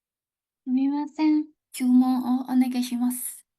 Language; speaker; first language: Japanese; non-native, learner; Indonesian